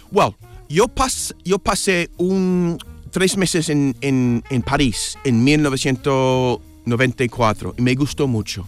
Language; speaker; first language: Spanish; non-native, fluent; English